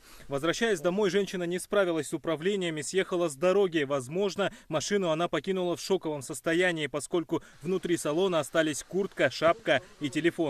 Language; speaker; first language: Russian; native; Russian